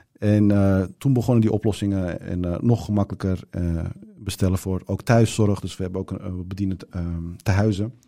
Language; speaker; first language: Dutch; early bilingual, other home language; Turkish